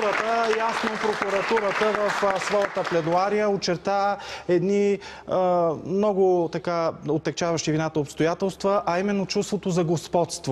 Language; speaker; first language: Bulgarian; native; Bulgarian